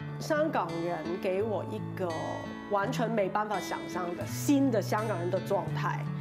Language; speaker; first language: Chinese; non-native, local second language; Cantonese